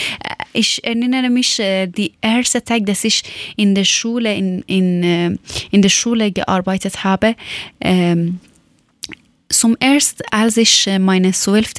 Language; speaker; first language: German; non-native, learner; Persian